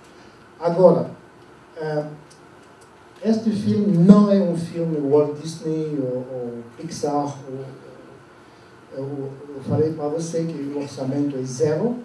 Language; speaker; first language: Portuguese; non-native, fluent; French